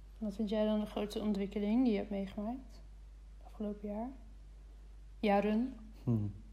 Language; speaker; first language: Dutch; native; Dutch